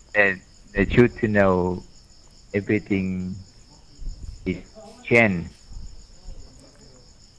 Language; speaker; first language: English; non-native, learner; Thai